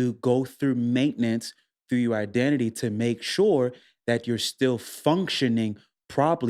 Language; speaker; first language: English; native; English